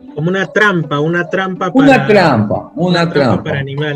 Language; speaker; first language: Spanish; native; Spanish